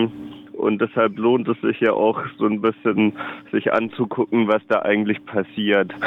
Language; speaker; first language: German; native; German